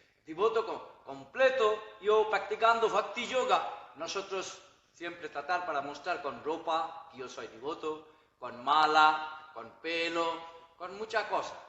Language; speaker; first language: Spanish; non-native, learner; Bangla